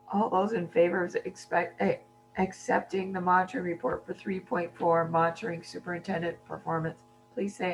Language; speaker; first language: English; native; English